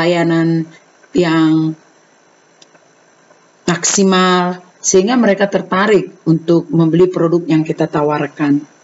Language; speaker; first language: Indonesian; native; Indonesian